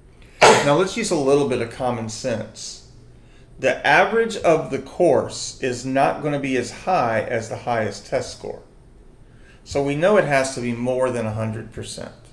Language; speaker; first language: English; native; English